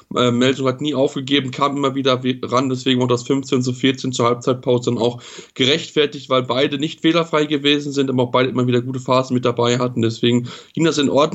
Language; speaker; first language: German; native; German